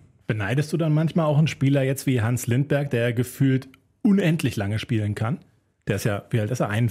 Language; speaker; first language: German; native; German